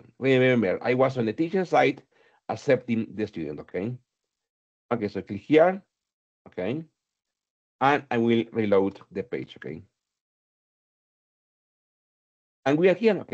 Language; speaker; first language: English; non-native, fluent; Spanish